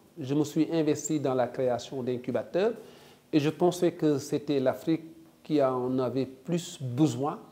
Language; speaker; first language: French; non-native, local second language; Wolof